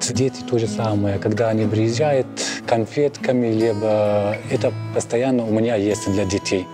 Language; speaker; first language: Russian; non-native, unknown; Arabic